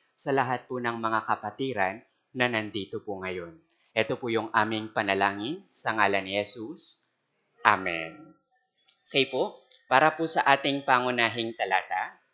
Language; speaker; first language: Filipino; non-native, local second language; Pampanga